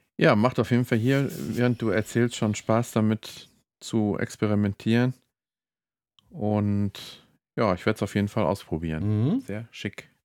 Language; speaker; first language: German; native; German